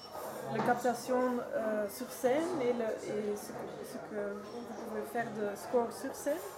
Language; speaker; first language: French; non-native, learner; Dutch